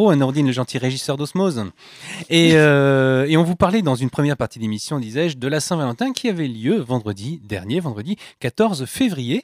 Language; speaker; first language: French; native; French